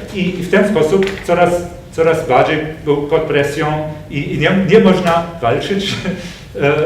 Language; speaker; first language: Polish; non-native, fluent; German